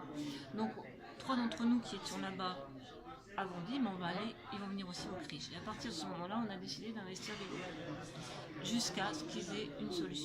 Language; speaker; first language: French; native; French